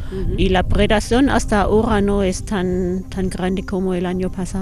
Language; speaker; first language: Spanish; non-native, fluent; German